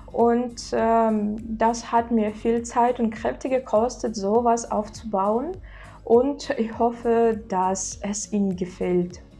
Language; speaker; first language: German; non-native, fluent; Russian